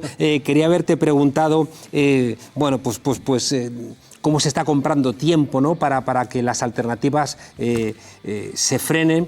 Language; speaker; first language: Spanish; native; Spanish